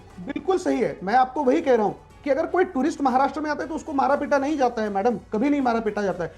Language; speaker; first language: Hindi; non-native, local second language; Marathi